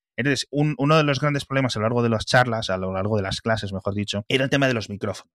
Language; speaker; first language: Spanish; native; Spanish